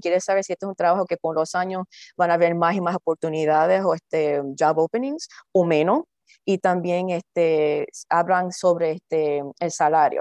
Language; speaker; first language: Spanish; early bilingual, heritage; Spanish